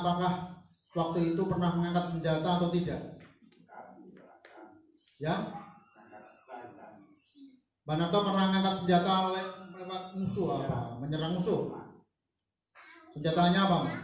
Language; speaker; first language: Indonesian; non-native, local second language; Javanese